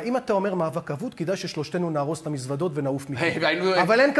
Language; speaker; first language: Hebrew; native; Hebrew